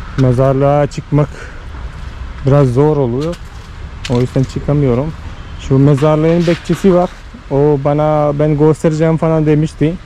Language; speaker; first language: Turkish; non-native, fluent; Malayalam